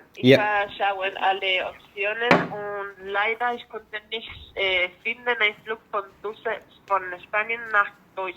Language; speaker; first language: German; non-native, learner; Spanish